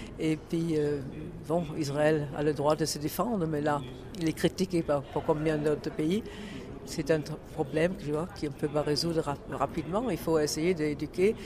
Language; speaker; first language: French; non-native, fluent; German